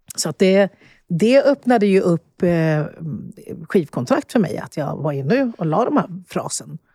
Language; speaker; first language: Swedish; early bilingual, other home language; Spanish